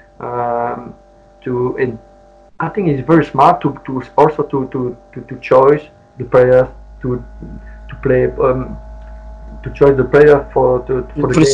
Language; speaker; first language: English; non-native, learner; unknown